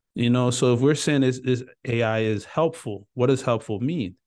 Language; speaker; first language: English; early bilingual, other home language; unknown